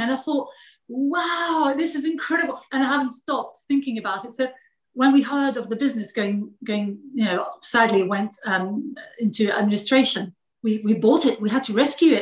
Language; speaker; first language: English; non-native, fluent; French